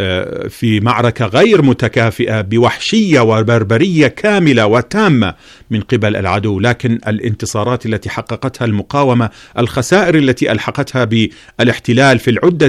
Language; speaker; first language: Arabic; native; Arabic